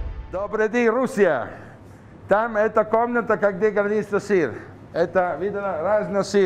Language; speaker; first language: Russian; non-native, learner; Italian